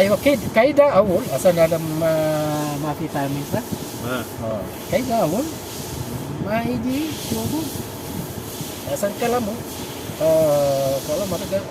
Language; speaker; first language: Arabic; non-native, learner; Filipino